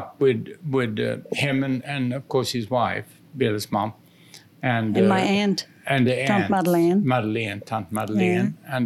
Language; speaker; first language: English; non-native, fluent; Swedish